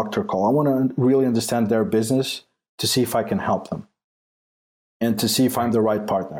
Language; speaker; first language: English; non-native, fluent; Portuguese